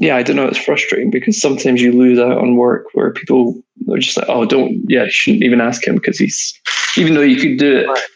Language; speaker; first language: English; native; English